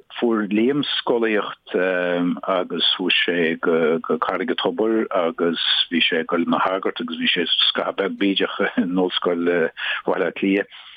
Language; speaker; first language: Irish; native; Irish